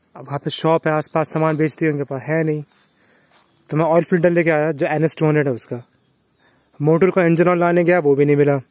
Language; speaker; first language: Hindi; native; Hindi